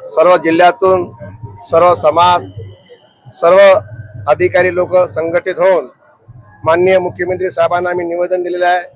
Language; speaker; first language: Marathi; non-native, local second language; Lambadi